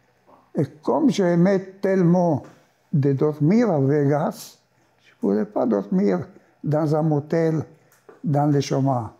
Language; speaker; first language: French; non-native, fluent; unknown